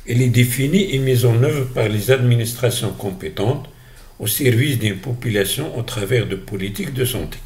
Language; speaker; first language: French; non-native, local second language; Arabic